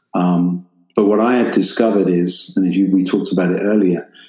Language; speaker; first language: English; native; English